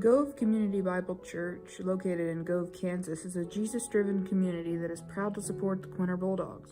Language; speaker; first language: English; native; English